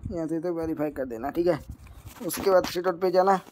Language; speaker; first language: Hindi; native; Hindi